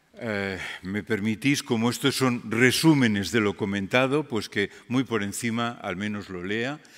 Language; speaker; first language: Spanish; non-native, local second language; Catalan